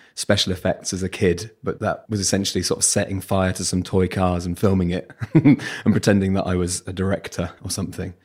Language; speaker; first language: English; native; English